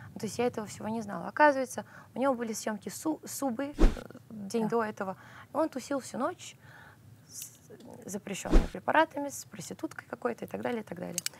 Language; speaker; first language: Russian; early bilingual, heritage; Russian